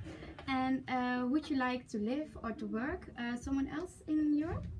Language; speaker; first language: English; non-native, learner; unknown